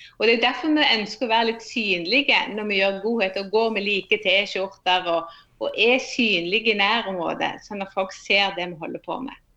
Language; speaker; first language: Norwegian; native; Norwegian